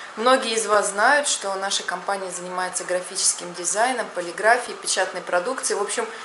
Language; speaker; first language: Russian; native; Russian